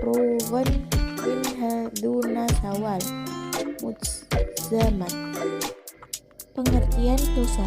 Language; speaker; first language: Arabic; non-native, learner; Indonesian